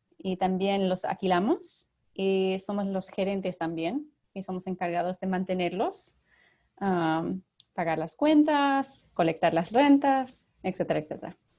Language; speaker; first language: Spanish; early bilingual, other home language; English